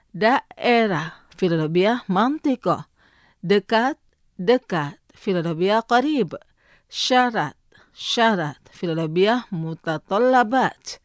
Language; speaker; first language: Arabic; non-native, fluent; Indonesian